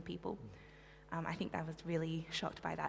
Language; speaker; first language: English; native; English